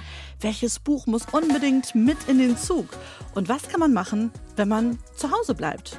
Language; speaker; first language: German; native; German